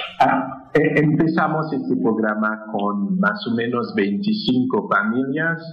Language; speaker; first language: Spanish; non-native, fluent; Haitian Creole